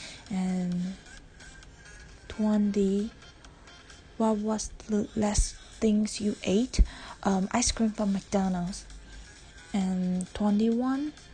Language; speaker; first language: English; non-native, learner; Chinese